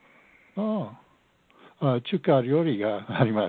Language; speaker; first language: Japanese; non-native, learner; English